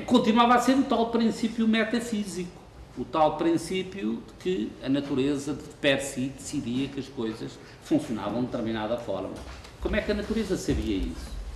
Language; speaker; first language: Portuguese; native; Portuguese